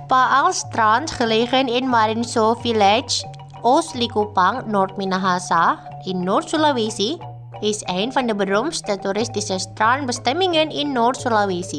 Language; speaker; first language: Dutch; non-native, learner; Indonesian